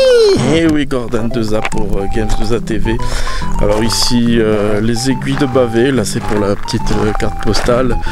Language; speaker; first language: French; native; French